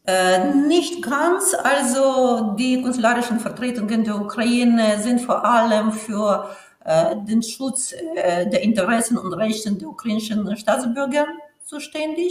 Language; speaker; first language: German; non-native, fluent; Ukrainian